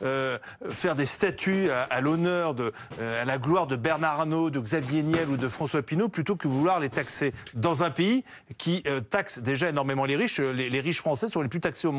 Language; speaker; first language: French; native; French